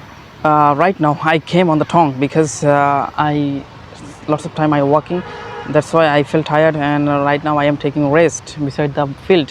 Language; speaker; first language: English; non-native, learner; Bangla